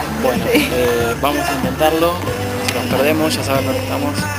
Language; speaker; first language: Spanish; native; Spanish